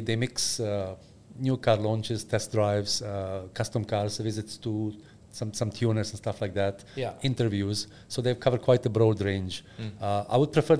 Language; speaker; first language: English; non-native, fluent; Bosnian